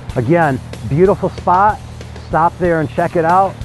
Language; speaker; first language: English; native; English